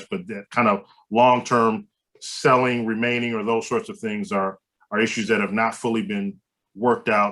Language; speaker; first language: English; native; English